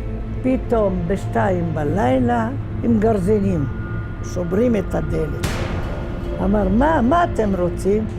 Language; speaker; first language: Hebrew; non-native, fluent; Arabic